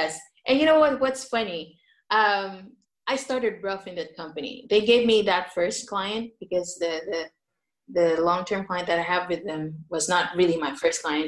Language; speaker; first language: English; non-native, local second language; Filipino